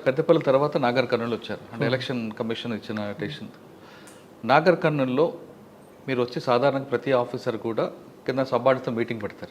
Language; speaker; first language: Telugu; native; Telugu